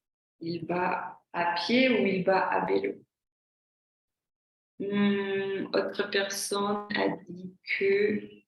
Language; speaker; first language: French; non-native, fluent; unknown